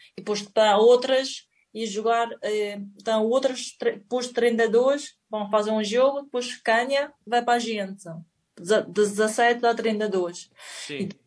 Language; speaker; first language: Portuguese; non-native, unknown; Chinese